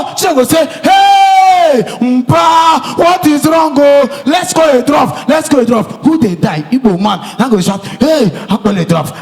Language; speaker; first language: Nigerian Pidgin; native; Nigerian Pidgin